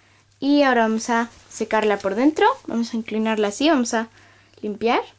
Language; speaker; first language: Spanish; native; Spanish